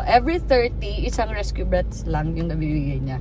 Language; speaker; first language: Filipino; native; Filipino